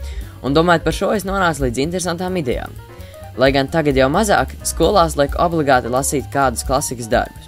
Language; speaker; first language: Latvian; native; Latvian